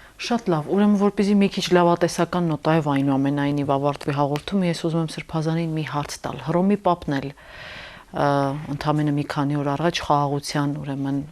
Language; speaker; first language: Armenian; native; Armenian